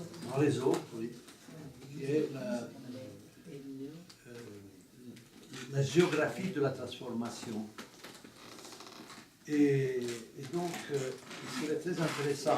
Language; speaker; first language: French; non-native, fluent; Italian